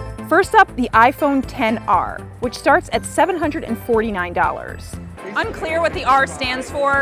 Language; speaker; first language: English; native; English